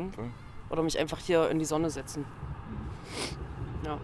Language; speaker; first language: German; native; German